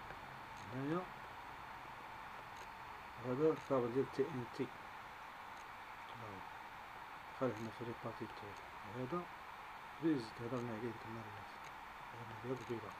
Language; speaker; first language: Arabic; native; Arabic